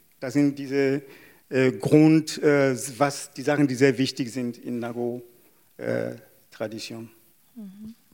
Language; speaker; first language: German; non-native, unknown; Yoruba